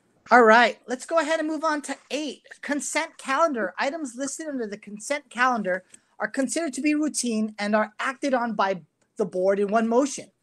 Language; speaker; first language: English; native; English